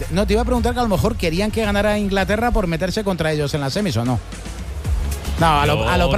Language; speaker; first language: Spanish; native; Spanish